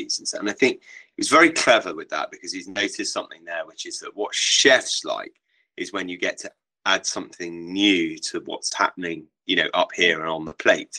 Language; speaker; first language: English; native; English